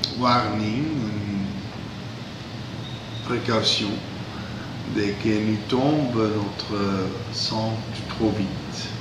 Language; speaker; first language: French; non-native, fluent; English